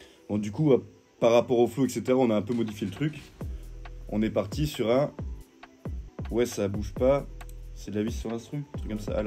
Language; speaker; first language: French; native; French